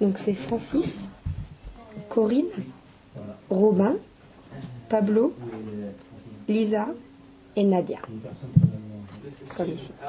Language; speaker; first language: French; non-native, learner; English